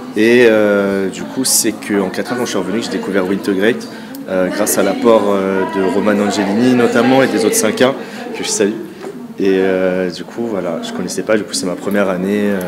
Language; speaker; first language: French; native; French